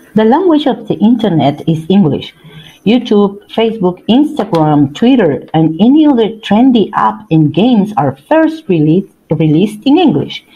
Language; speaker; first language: English; non-native, fluent; Spanish